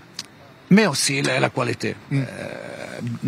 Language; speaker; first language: French; non-native, learner; Portuguese